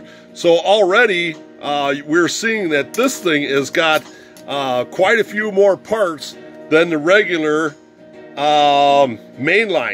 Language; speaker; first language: English; native; English